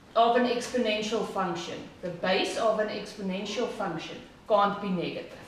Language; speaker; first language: English; non-native, local second language; Afrikaans